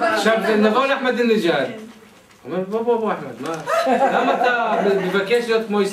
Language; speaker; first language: Hebrew; non-native, local second language; Arabic